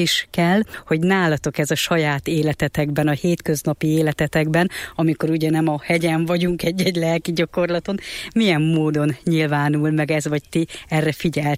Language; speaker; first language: Hungarian; native; Hungarian